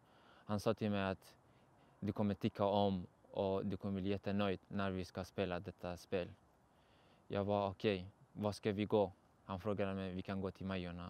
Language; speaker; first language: Swedish; non-native, learner; Persian